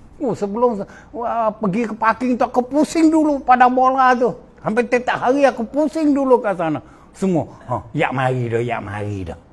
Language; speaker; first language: Malay; non-native, local second language; Min Nan Chinese